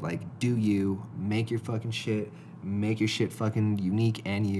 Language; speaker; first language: English; native; English